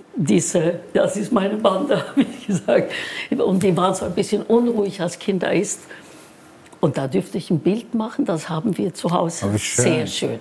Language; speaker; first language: German; non-native, fluent; Norwegian